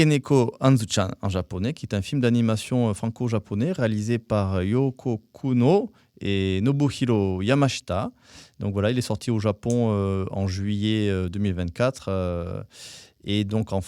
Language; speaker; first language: French; native; French